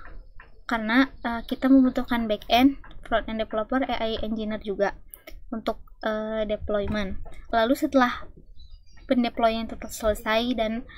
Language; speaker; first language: Indonesian; native; Indonesian